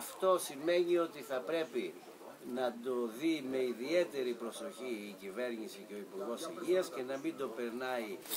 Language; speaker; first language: Greek; native; Greek